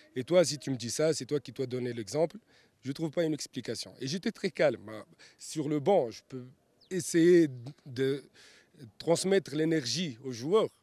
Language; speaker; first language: French; non-native, local second language; Arabic